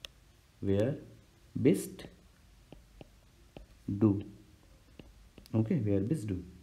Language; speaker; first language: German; non-native, learner; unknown